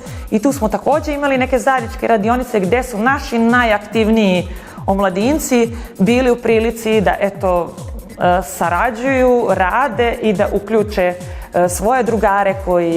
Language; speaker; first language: Bosnian; native; Bosnian